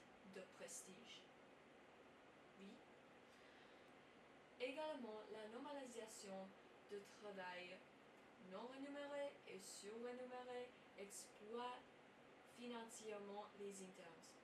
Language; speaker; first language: French; non-native, learner; English